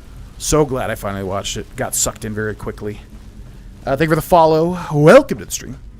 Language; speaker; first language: English; native; English